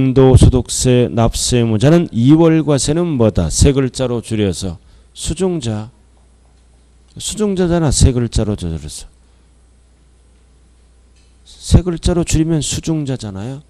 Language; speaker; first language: Korean; native; Korean